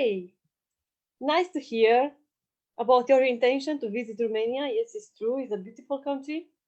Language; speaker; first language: English; non-native, learner; Romanian